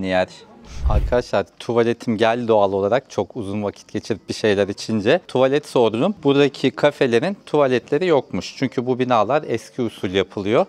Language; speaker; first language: Turkish; native; Turkish